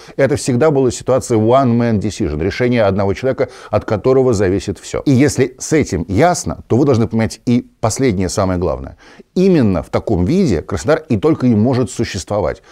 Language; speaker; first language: Russian; native; Russian